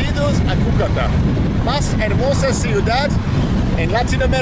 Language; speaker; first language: Spanish; non-native, learner; English